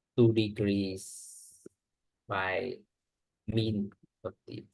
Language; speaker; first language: English; non-native, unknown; Vietnamese